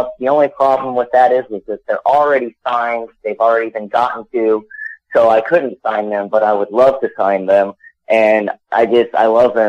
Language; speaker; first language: English; native; English